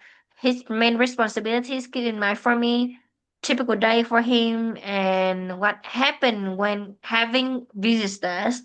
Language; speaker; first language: English; non-native, fluent; Vietnamese